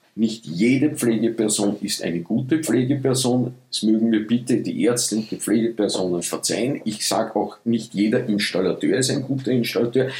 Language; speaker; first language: German; early bilingual, other home language; Dutch